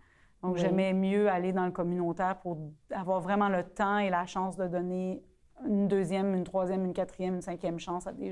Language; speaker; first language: French; native; French